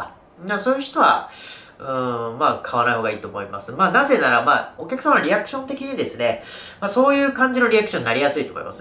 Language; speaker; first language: Japanese; native; Japanese